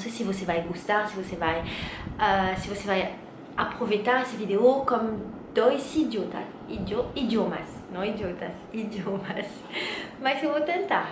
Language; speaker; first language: Portuguese; non-native, learner; French